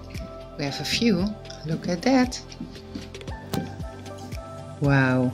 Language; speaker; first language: English; non-native, fluent; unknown